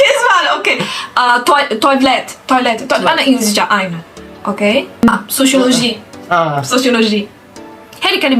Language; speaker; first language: Turkish; non-native, learner; Chinese